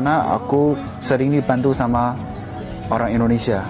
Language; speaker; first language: Indonesian; non-native, fluent; Chinese